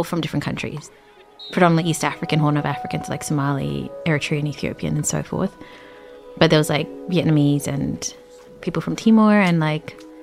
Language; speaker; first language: English; native; English